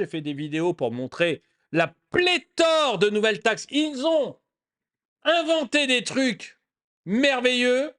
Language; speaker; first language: French; native; French